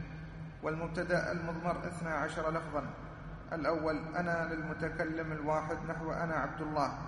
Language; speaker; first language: Arabic; native; Arabic